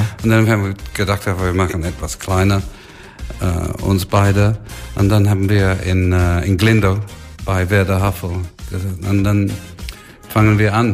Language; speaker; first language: German; non-native, learner; English